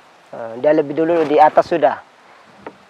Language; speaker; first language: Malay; non-native, local second language; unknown